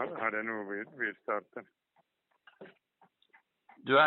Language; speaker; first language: Swedish; non-native, local second language; Finnish